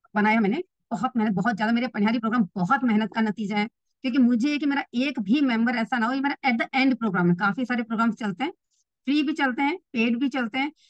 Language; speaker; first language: Hindi; native; Hindi